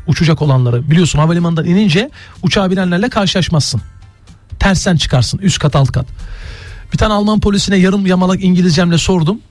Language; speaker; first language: Turkish; native; Turkish